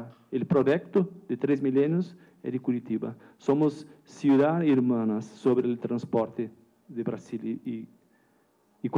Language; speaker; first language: Spanish; non-native, learner; Portuguese